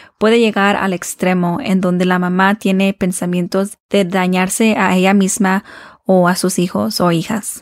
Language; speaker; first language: Spanish; early bilingual, heritage; Spanish